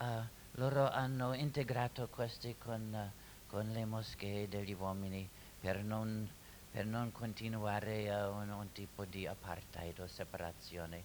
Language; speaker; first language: Italian; non-native, fluent; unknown